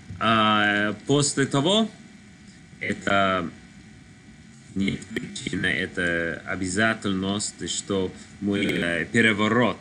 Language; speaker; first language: Russian; non-native, learner; English